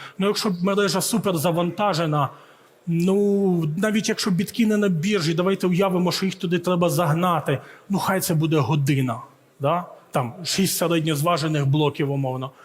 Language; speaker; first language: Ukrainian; early bilingual, heritage; Ukrainian